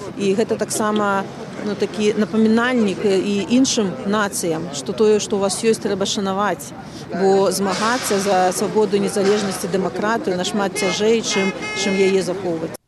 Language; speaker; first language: Belarusian; native; Belarusian